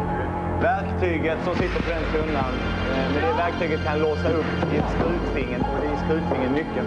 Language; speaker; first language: Swedish; native; Swedish